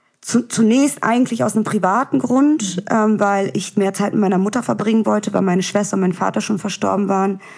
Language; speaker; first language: German; early bilingual, other home language; Russian